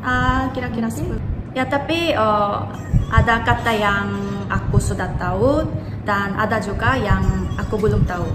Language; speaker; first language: Indonesian; non-native, fluent; Korean